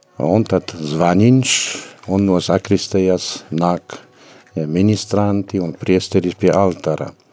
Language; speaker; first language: Latvian; non-native, fluent; Polish